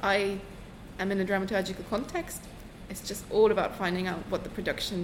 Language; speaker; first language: English; non-native, fluent; German